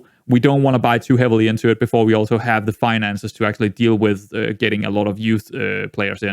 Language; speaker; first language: English; non-native, fluent; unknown